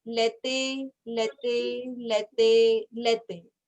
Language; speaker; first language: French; non-native, fluent; Hindi